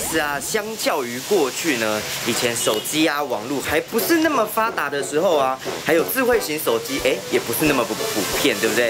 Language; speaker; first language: Chinese; native; Chinese